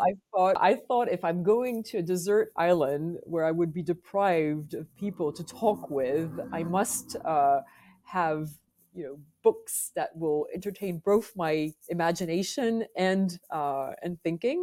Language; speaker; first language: English; non-native, fluent; French